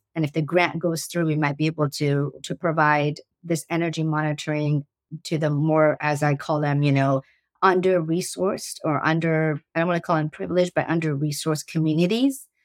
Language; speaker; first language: English; early bilingual, other home language; Persian